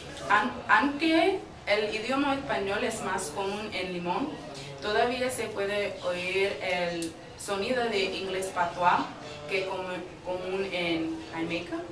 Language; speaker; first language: Spanish; early bilingual, heritage; English